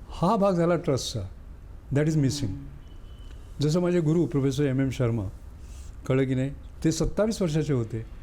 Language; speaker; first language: Marathi; native; Marathi